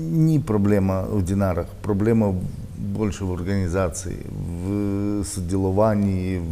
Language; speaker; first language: Slovenian; non-native, learner; Russian